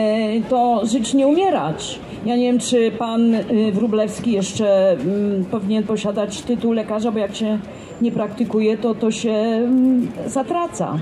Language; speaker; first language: Polish; native; Polish